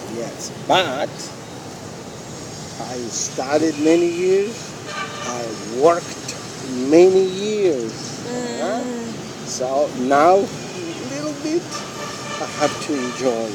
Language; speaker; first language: English; non-native, fluent; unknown